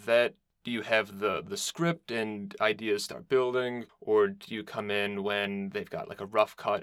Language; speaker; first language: English; native; English